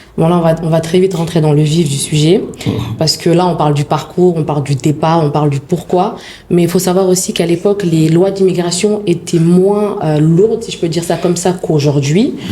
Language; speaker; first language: French; early bilingual, other home language; Wolof